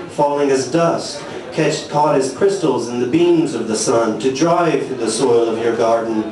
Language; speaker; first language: English; native; English